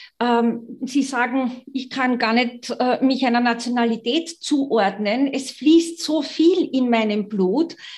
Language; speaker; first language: German; native; German